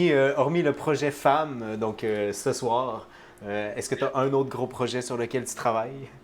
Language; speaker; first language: French; native; French